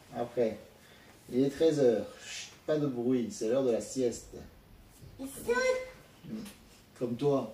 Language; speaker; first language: French; native; French